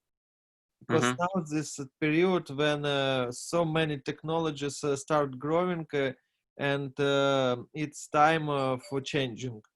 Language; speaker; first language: English; non-native, learner; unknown